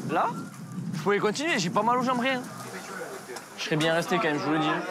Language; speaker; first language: French; native; French